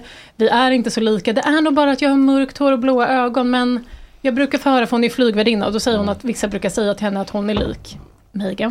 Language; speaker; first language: Swedish; native; Swedish